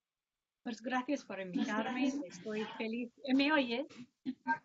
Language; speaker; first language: Spanish; non-native, fluent; English